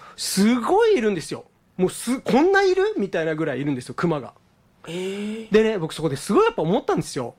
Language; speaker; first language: Japanese; native; Japanese